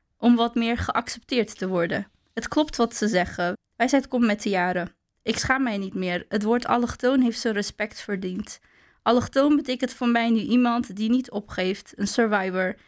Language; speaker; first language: Dutch; early bilingual, other home language; Arabic